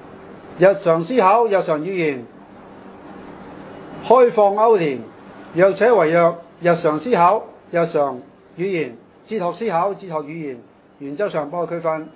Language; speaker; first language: Chinese; non-native, local second language; Cantonese